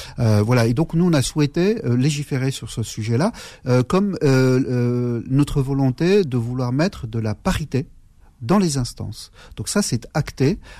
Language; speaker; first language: French; early bilingual, other home language; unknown